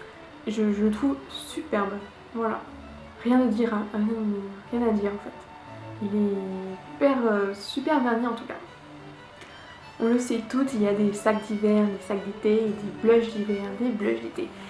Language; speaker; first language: French; native; French